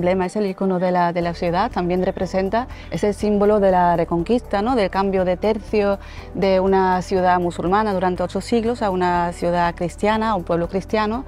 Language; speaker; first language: Spanish; native; Spanish